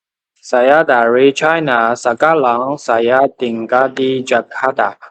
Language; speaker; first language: Indonesian; non-native, learner; Chinese